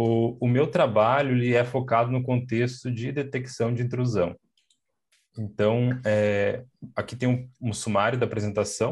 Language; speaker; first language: Portuguese; native; Portuguese